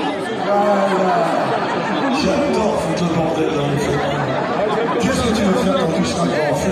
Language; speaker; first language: French; native; French